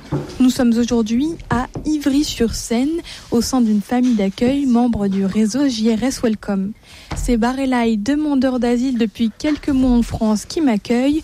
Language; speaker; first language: French; native; French